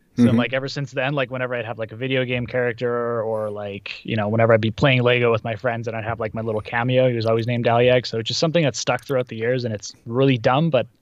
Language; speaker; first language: English; early bilingual, other home language; Russian